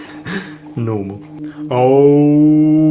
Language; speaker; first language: English; native; English